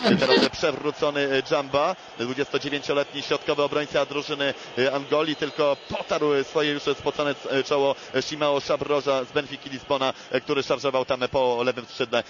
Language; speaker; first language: Polish; native; Polish